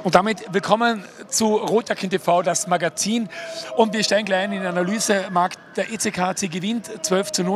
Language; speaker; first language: German; native; German